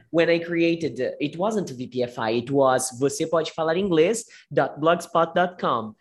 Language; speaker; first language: English; non-native, fluent; Portuguese